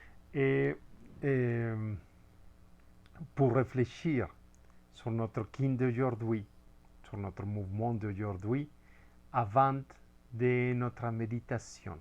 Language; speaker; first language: French; non-native, fluent; Spanish